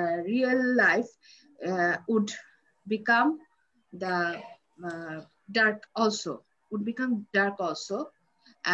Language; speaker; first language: English; non-native, learner; Bangla